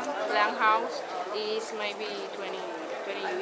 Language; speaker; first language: English; non-native, learner; Spanish